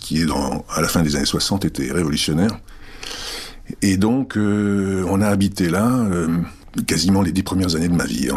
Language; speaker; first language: French; non-native, local second language; Czech